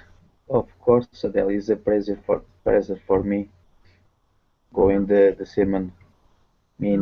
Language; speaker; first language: English; non-native, learner; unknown